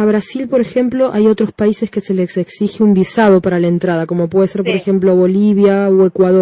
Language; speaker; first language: Spanish; native; Spanish